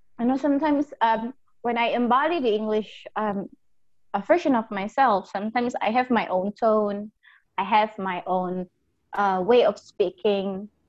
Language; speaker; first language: English; non-native, fluent; Indonesian